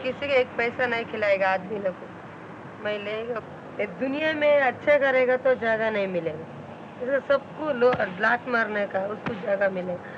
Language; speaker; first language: Hindi; non-native, local second language; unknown